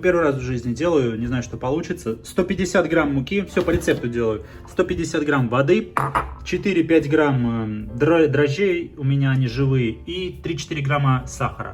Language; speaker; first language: Russian; native; Russian